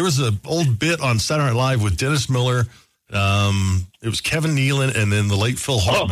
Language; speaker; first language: English; native; English